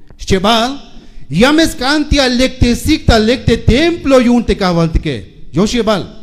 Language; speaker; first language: Spanish; non-native, local second language; Tzeltal